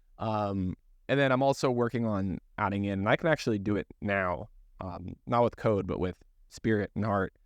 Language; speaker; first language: English; native; English